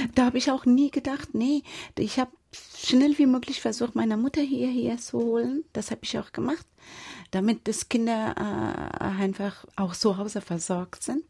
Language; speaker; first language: German; non-native, fluent; Persian